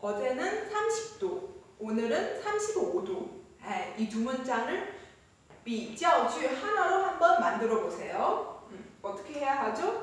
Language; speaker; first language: Korean; non-native, fluent; Chinese